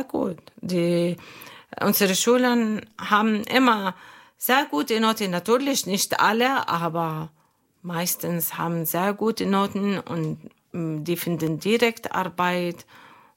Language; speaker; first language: German; non-native, learner; Arabic